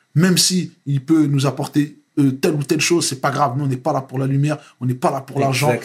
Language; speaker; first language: French; native; French